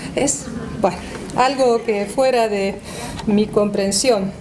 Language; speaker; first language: Spanish; non-native, fluent; Dutch